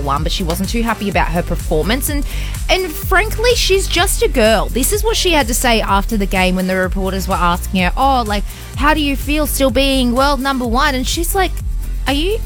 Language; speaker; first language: English; native; English